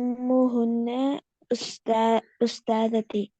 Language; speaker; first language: Arabic; non-native, learner; Urdu